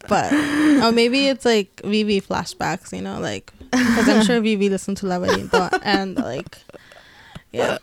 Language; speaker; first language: English; early bilingual, other home language; Spanish